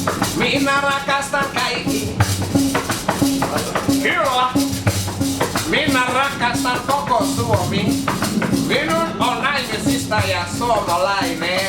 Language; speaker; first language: Finnish; non-native, learner; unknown